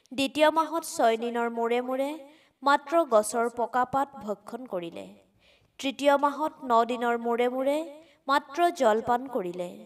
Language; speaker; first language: Assamese; native; Assamese